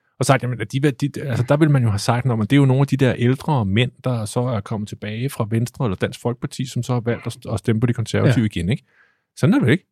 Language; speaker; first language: Danish; native; Danish